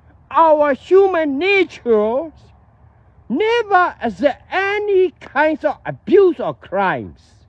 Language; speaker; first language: English; non-native, learner; Burmese